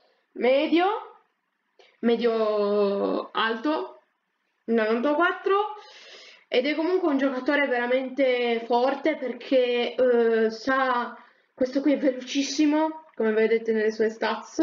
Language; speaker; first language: Italian; native; Italian